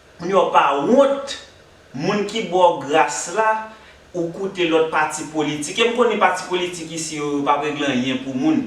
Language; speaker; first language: Haitian Creole; native; Haitian Creole